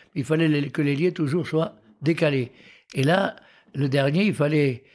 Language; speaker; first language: French; native; French